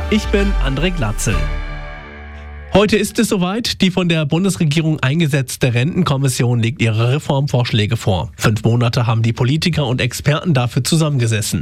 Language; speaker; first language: German; native; German